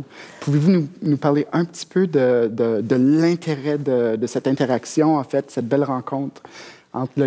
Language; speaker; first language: French; native; French